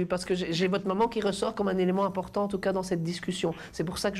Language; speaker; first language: French; native; French